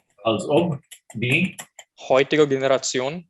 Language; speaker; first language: German; non-native, learner; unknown